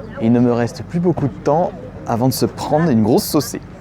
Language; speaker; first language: French; native; French